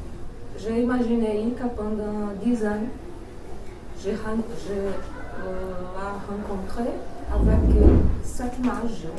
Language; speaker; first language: French; non-native, learner; Portuguese